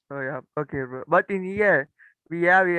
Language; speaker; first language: English; non-native, learner; Tamil